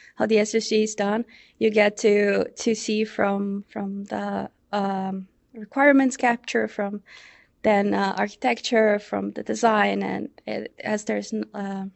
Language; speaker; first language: English; non-native, fluent; Portuguese